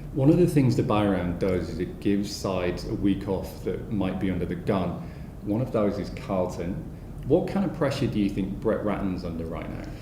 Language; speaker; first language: English; native; English